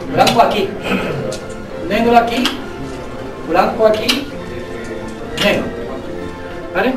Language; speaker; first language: Spanish; non-native, learner; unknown